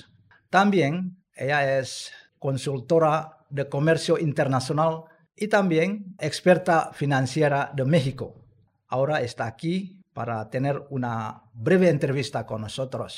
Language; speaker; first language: Spanish; non-native, fluent; Indonesian